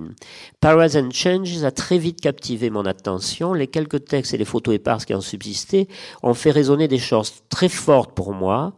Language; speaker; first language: French; native; French